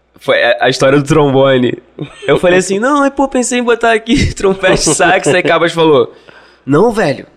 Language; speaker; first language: Portuguese; native; Portuguese